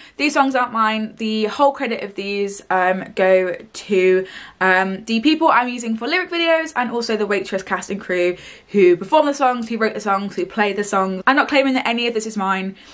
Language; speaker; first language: English; native; English